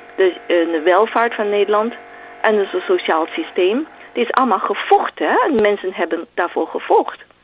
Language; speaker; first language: Dutch; non-native, fluent; Chinese